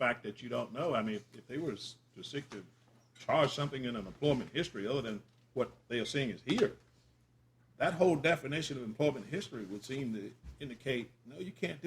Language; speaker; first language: English; native; English